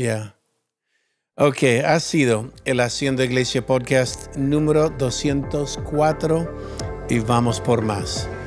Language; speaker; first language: Spanish; non-native, fluent; English